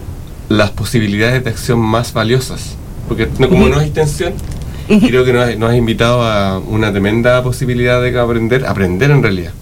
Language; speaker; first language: Spanish; native; Spanish